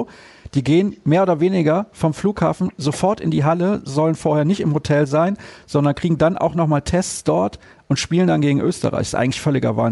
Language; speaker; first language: German; native; German